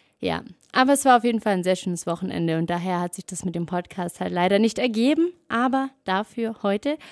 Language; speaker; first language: German; native; German